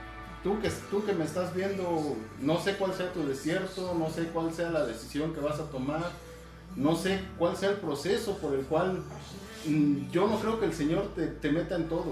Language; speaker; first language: Spanish; native; Spanish